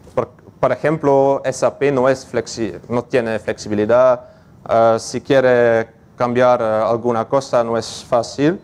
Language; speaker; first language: Spanish; non-native, learner; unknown